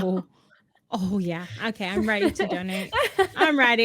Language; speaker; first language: English; native; English